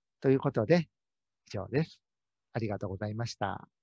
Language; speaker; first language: Japanese; native; Japanese